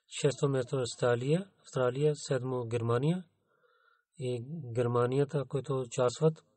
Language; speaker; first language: Bulgarian; non-native, fluent; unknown